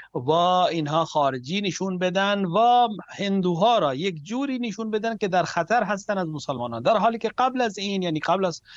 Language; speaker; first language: Persian; non-native, fluent; Urdu